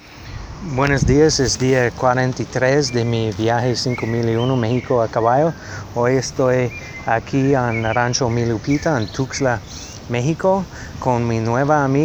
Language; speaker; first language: Spanish; non-native, learner; English